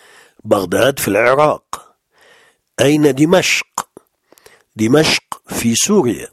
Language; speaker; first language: Arabic; non-native, fluent; French